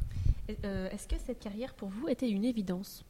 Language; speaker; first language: French; native; French